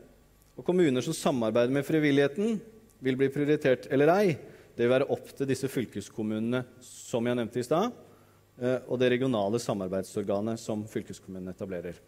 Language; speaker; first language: Norwegian; native; Norwegian